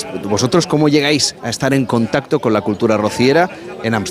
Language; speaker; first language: Spanish; native; Spanish